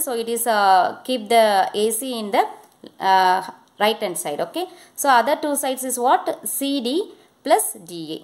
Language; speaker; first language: English; non-native, local second language; Tamil